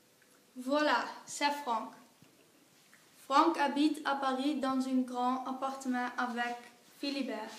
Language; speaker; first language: French; non-native, learner; Dutch